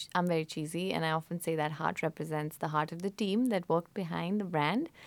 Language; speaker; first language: English; non-native, local second language; Hindi